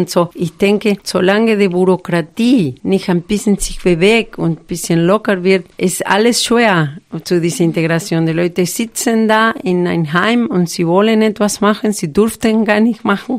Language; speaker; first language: German; non-native, learner; Spanish